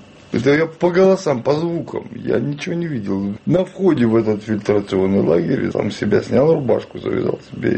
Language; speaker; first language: Russian; non-native, local second language; Chechen